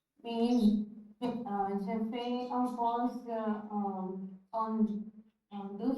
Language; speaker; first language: French; non-native, learner; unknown